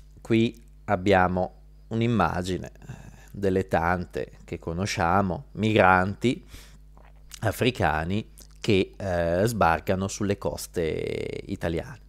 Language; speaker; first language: Italian; native; Italian